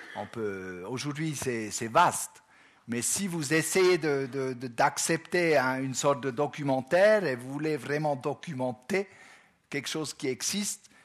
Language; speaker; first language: French; non-native, local second language; German